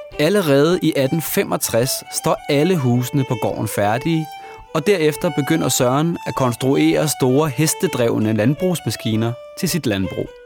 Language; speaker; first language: Danish; native; Danish